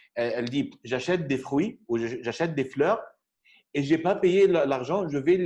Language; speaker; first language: French; non-native, fluent; Arabic